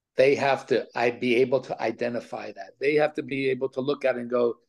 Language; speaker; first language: English; native; English